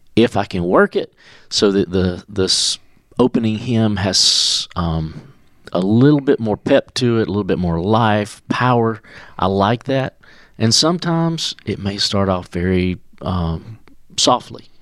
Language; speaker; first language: English; native; English